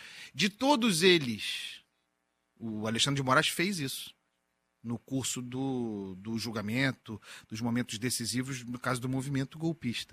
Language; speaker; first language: Portuguese; native; Portuguese